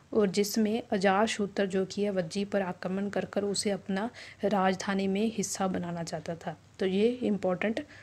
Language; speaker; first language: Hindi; non-native, local second language; Punjabi